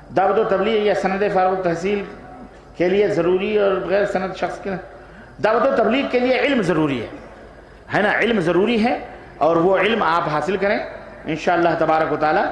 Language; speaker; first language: Urdu; native; Urdu